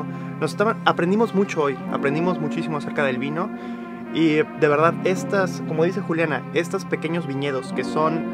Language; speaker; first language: Spanish; native; Spanish